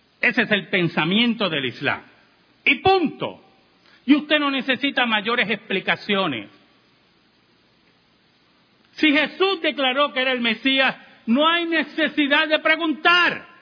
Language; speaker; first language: Spanish; native; Spanish